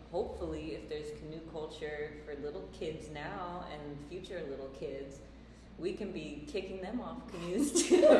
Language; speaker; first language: English; native; English